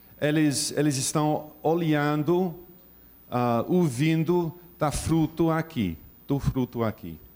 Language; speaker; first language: Portuguese; non-native, learner; English